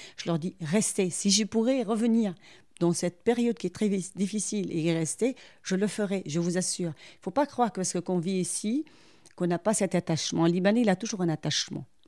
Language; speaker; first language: French; non-native, local second language; Arabic